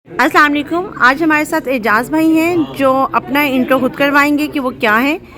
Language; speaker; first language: Urdu; native; Urdu